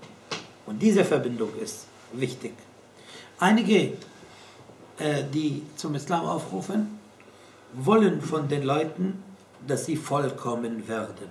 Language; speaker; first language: German; non-native, fluent; Arabic